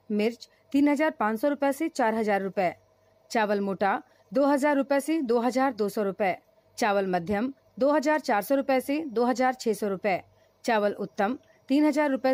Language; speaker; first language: Hindi; native; Hindi